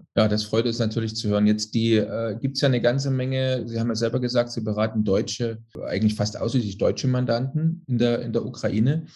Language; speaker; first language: German; native; German